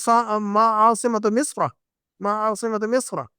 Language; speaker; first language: Arabic; non-native, fluent; Urdu